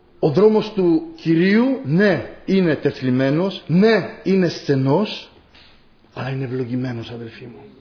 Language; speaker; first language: Greek; non-native, fluent; Polish